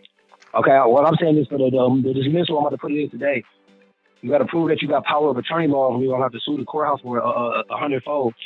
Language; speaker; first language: English; native; English